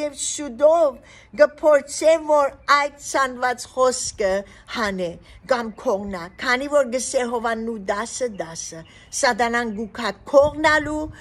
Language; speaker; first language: Armenian; early bilingual, heritage; Armenian